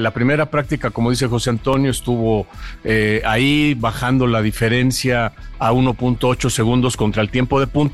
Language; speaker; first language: Spanish; native; Spanish